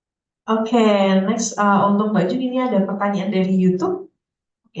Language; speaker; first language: Indonesian; native; Indonesian